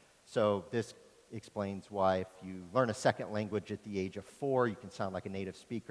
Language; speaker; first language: English; native; English